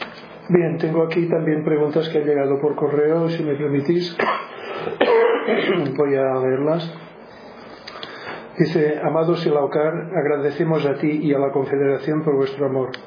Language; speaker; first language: Spanish; native; Spanish